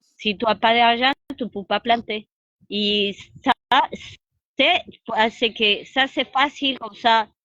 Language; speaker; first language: French; non-native, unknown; Spanish